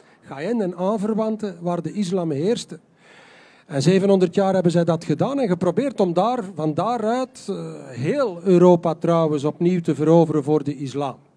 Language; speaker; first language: Dutch; native; Dutch